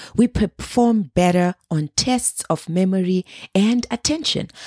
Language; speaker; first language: English; non-native, local second language; Shona